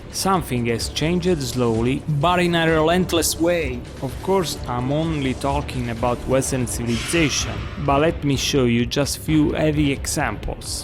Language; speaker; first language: English; non-native, fluent; Italian